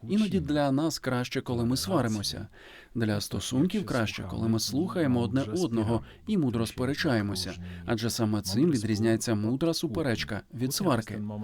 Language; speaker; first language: Ukrainian; non-native, fluent; Polish